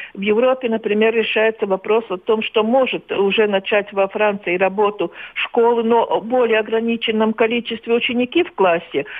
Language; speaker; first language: Russian; non-native, local second language; Latvian